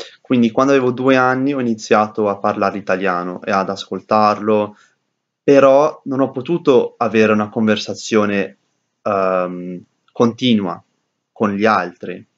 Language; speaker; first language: Italian; early bilingual, heritage; English